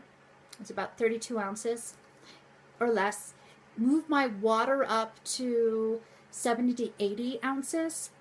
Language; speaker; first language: English; native; English